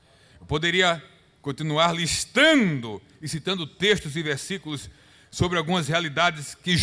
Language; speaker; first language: Portuguese; native; Portuguese